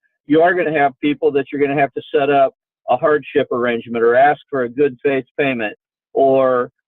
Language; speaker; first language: English; native; English